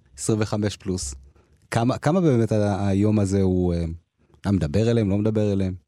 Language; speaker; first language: Hebrew; early bilingual, other home language; Amharic